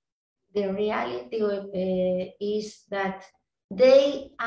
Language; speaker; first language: English; non-native, learner; Spanish